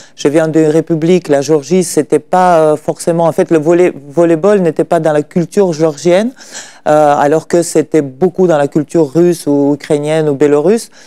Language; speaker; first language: French; non-native, fluent; Russian